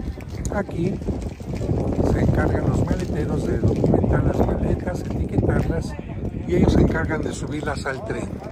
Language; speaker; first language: Spanish; native; Spanish